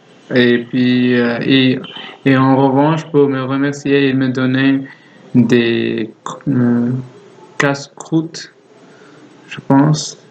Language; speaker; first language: French; non-native, learner; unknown